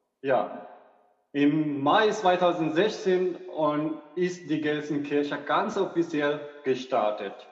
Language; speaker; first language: German; non-native, fluent; Persian